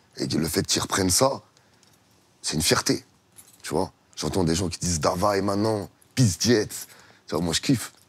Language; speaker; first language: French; early bilingual, other home language; Russian